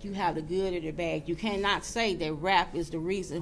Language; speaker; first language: English; native; English